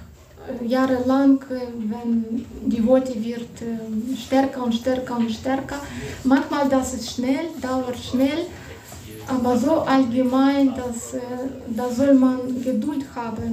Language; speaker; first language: German; non-native, fluent; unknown